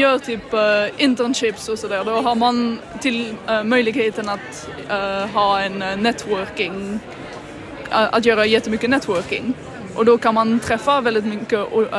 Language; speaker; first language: Swedish; non-native, fluent; Dutch